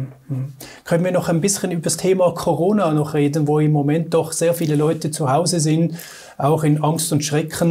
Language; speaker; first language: German; native; German